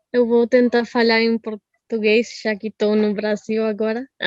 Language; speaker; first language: Portuguese; non-native, fluent; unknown